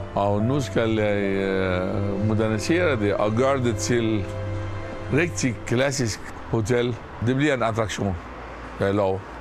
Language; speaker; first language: Danish; non-native, fluent; Arabic